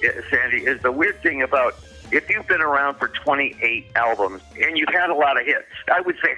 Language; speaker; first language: English; native; English